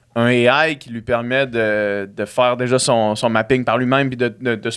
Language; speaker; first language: French; native; French